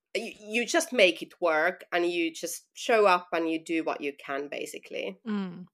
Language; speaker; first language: English; non-native, fluent; Finnish